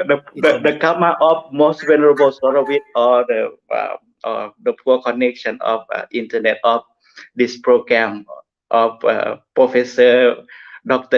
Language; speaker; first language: English; non-native, learner; Thai